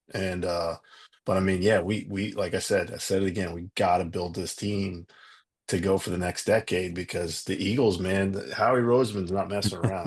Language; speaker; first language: English; native; English